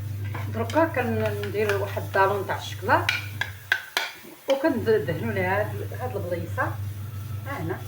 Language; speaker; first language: Arabic; native; Arabic